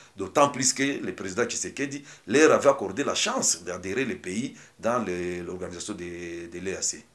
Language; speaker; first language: French; non-native, local second language; Swahili